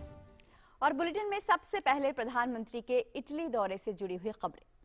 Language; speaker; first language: Hindi; native; Hindi